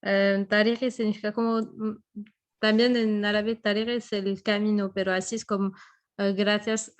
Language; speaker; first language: Spanish; non-native, fluent; French